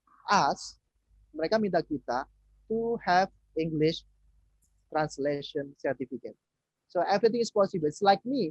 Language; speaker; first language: English; non-native, fluent; Indonesian